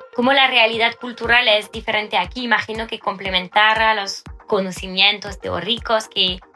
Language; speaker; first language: Spanish; non-native, fluent; French